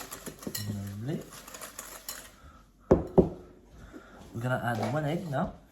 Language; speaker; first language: English; non-native, fluent; French